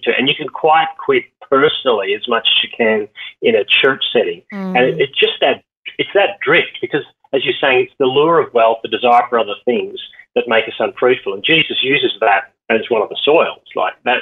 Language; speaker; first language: English; native; English